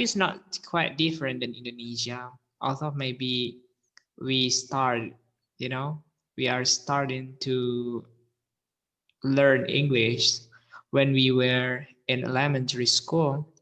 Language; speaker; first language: English; non-native, fluent; Indonesian